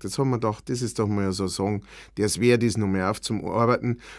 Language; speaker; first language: German; native; German